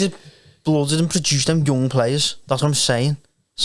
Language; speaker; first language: English; native; English